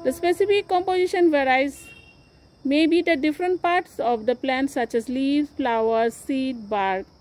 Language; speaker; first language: English; non-native, local second language; Assamese